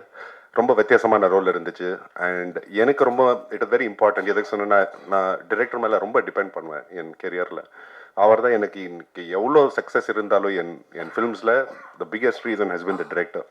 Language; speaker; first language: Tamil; non-native, local second language; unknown